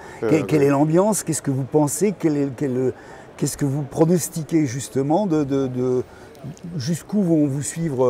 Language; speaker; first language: French; native; French